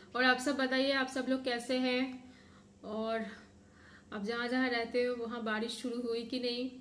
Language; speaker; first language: Hindi; non-native, local second language; Bangla